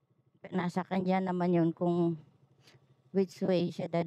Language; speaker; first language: Filipino; native; Filipino